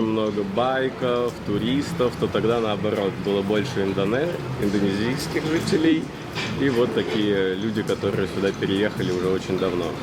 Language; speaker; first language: Russian; native; Russian